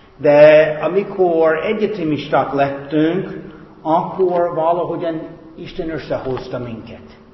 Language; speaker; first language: Hungarian; native; Hungarian